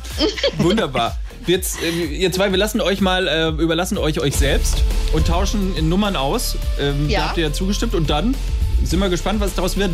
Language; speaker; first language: German; native; German